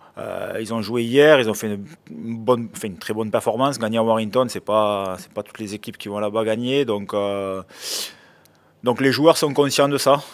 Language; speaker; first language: French; native; French